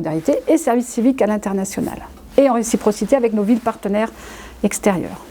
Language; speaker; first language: French; native; French